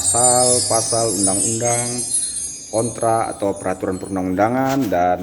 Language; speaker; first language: Indonesian; native; Indonesian